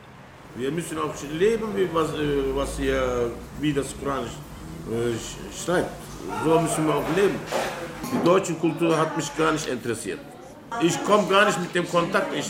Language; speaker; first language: German; early bilingual, other home language; Turkish